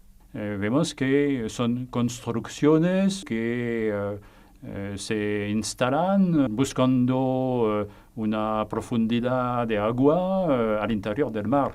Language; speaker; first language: Spanish; non-native, fluent; French